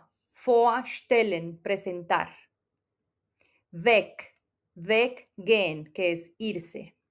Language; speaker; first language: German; non-native, fluent; Spanish